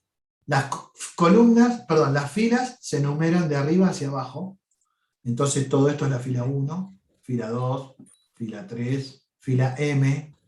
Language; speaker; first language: Spanish; native; Spanish